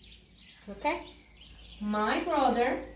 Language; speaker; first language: English; non-native, fluent; Spanish